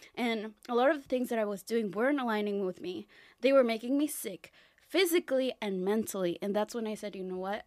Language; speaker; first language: English; non-native, fluent; Spanish